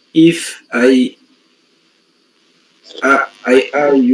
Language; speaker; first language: English; non-native, learner; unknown